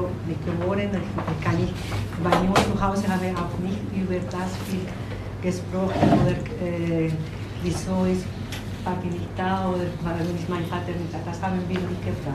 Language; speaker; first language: German; non-native, learner; Spanish